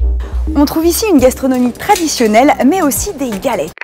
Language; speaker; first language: French; native; French